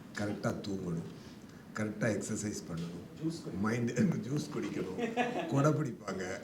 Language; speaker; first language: Tamil; native; Tamil